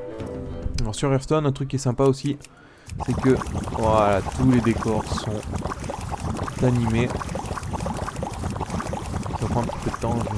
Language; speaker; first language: French; native; French